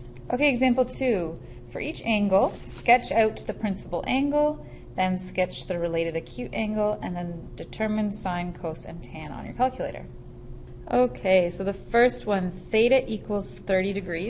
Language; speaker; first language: English; native; English